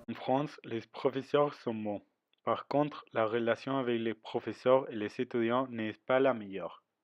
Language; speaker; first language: French; non-native, learner; Spanish